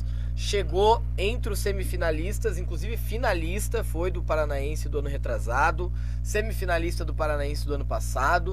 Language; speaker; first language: Portuguese; native; Portuguese